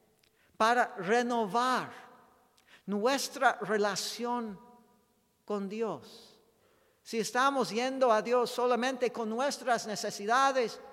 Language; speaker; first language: Spanish; non-native, fluent; English